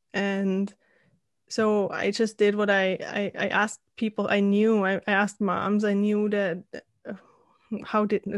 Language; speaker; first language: English; non-native, fluent; German